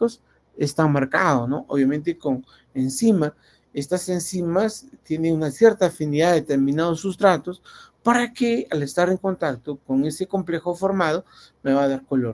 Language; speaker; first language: Spanish; native; Spanish